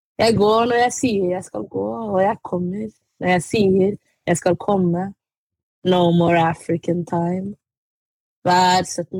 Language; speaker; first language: Norwegian; early bilingual, other home language; Arabic